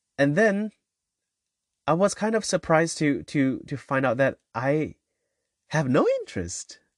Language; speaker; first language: English; non-native, fluent; Chinese